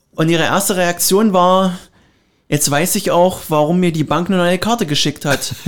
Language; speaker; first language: German; native; German